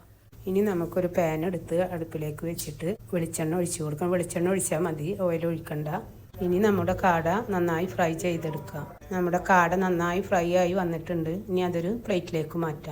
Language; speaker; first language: Malayalam; native; Malayalam